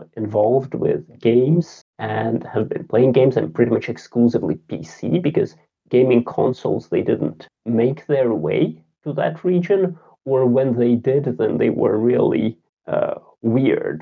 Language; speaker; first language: English; non-native, fluent; Latvian